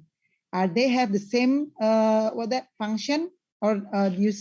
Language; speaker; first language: English; non-native, learner; Indonesian